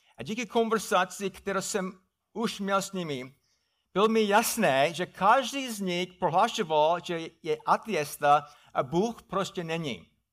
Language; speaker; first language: Czech; non-native, fluent; English